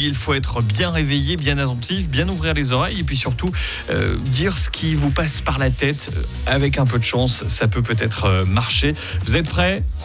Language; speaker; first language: French; native; French